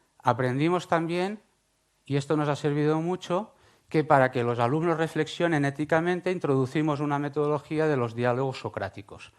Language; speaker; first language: Spanish; non-native, local second language; Catalan